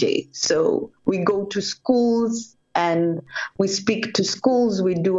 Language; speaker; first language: English; non-native, local second language; Swahili